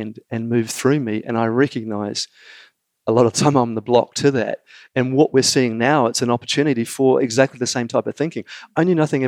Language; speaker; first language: English; native; English